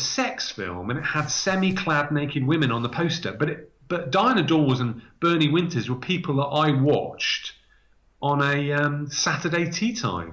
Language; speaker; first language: English; native; English